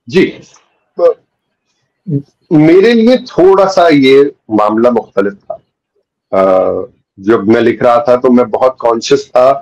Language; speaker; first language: Hindi; native; Hindi